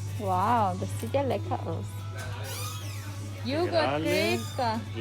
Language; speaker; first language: German; non-native, fluent; Korean